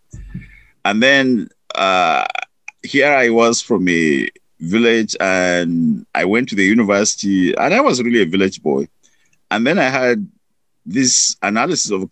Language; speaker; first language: English; non-native, local second language; Hausa